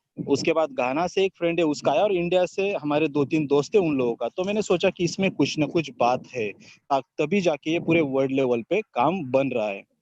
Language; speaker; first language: Hindi; non-native, local second language; Marathi